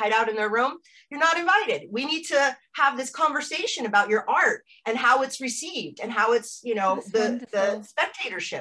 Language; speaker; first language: English; native; English